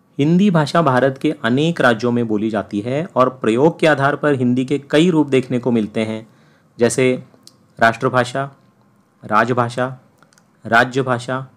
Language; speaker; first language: Hindi; native; Hindi